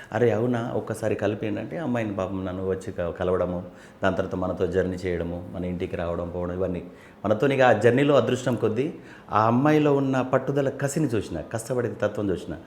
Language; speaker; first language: Telugu; non-native, local second language; Lambadi